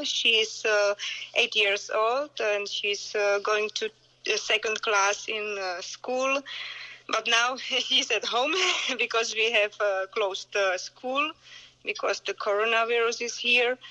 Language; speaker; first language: English; non-native, learner; Czech